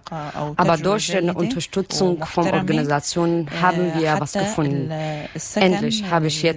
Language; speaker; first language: German; non-native, learner; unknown